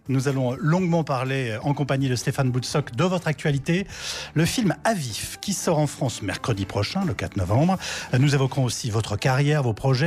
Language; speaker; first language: French; native; French